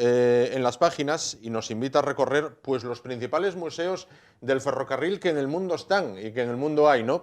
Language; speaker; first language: Spanish; native; Spanish